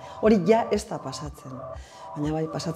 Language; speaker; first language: Basque; native; Basque